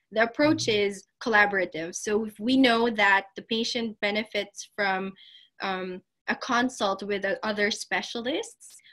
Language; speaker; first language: English; non-native, local second language; Filipino